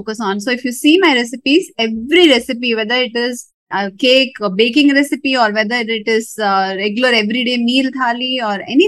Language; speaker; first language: English; non-native, local second language; Tamil